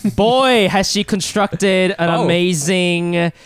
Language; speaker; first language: English; early bilingual, other home language; Japanese